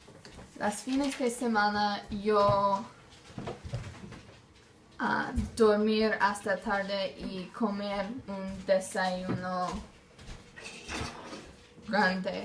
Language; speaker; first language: Spanish; non-native, learner; English